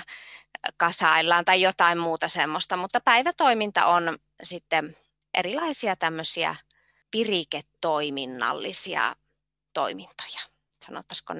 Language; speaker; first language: Finnish; native; Finnish